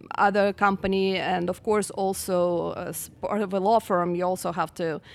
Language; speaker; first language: English; non-native, fluent; Russian